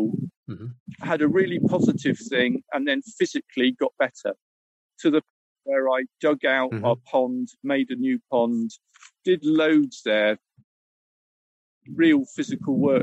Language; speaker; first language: English; native; English